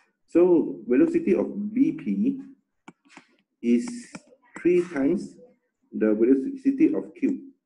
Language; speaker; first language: English; non-native, local second language; Chinese